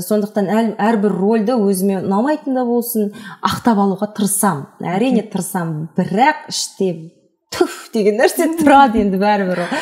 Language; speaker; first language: Kazakh; non-native, local second language; Russian